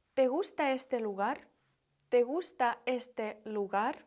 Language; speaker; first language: Spanish; non-native, fluent; Ukrainian